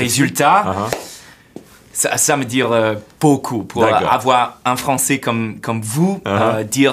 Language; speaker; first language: French; non-native, fluent; English